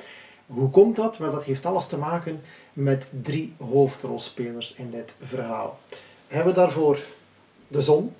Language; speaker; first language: Dutch; native; Dutch